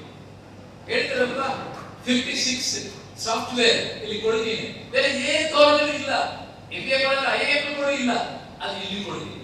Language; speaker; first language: Kannada; non-native, local second language; Telugu